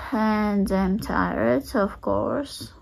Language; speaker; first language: English; non-native, learner; Russian